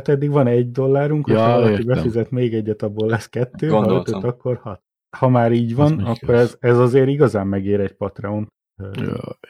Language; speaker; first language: Hungarian; native; Hungarian